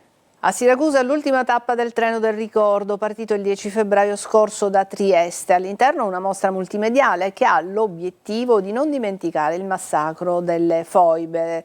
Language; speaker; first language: Italian; native; Italian